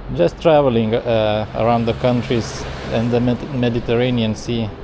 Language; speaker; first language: English; non-native, learner; Lithuanian